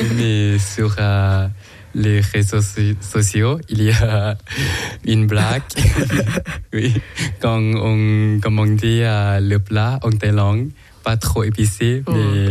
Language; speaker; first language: French; non-native, learner; Thai